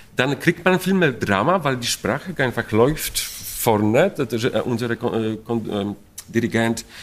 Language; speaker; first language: German; non-native, fluent; Polish